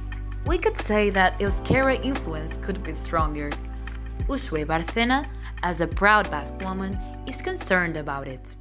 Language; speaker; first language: English; non-native, fluent; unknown